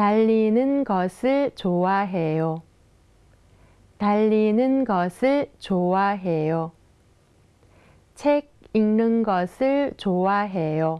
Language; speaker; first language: Korean; non-native, fluent; Thai